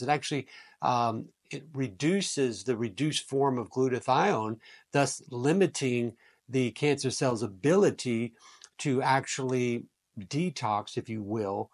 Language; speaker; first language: English; native; English